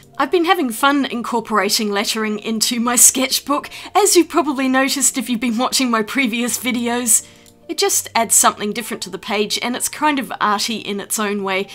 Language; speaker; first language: English; native; English